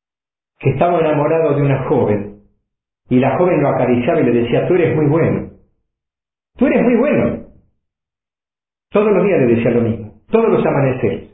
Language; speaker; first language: Spanish; native; Spanish